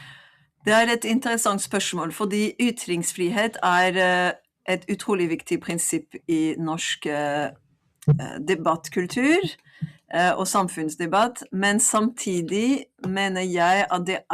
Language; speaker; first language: Norwegian; non-native, fluent; French